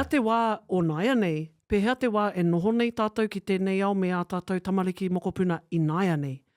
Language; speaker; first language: Māori; non-native, local second language; English